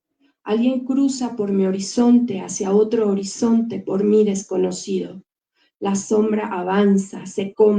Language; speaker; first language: Spanish; native; Spanish